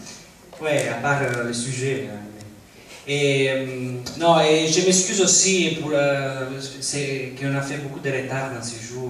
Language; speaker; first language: French; non-native, fluent; Italian